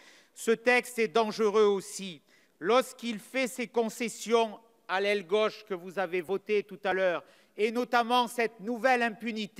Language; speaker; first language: French; native; French